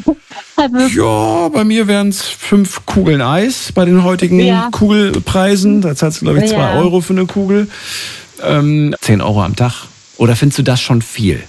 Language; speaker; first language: German; native; German